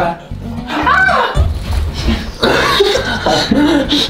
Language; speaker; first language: German; native; German